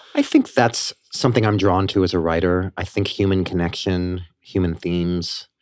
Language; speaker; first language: English; native; English